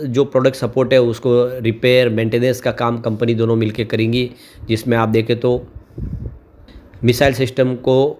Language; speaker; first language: Hindi; native; Hindi